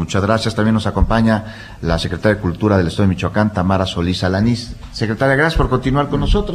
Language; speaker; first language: Spanish; native; Spanish